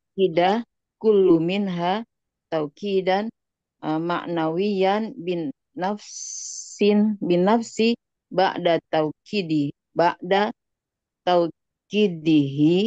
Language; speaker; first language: Arabic; non-native, learner; Indonesian